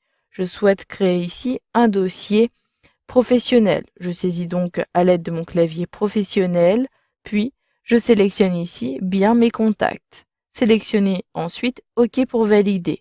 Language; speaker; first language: French; native; French